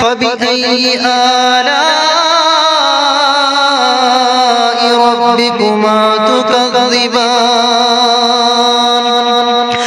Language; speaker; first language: Arabic; native; Arabic